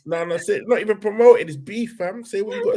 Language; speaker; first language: English; native; English